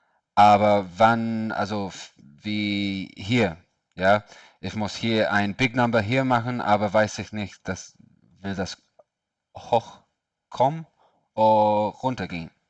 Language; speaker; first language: German; non-native, learner; English